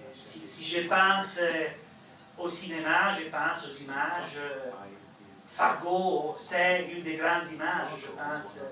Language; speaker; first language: French; non-native, fluent; Italian